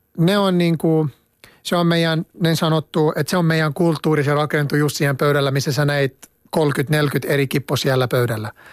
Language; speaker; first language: Finnish; non-native, fluent; Arabic